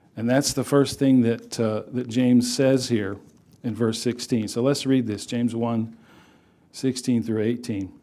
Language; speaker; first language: English; native; English